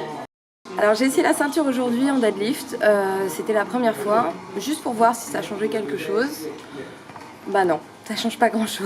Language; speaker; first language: French; native; French